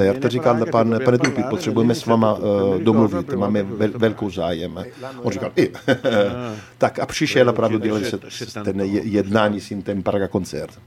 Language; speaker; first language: Czech; non-native, learner; Italian